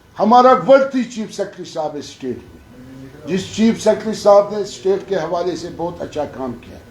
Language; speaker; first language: Urdu; non-native, local second language; Kashmiri